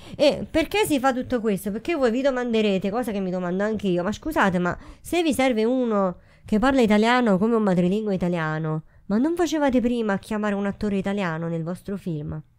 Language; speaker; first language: Italian; native; Italian